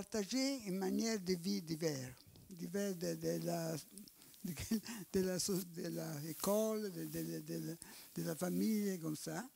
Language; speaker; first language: French; non-native, learner; Italian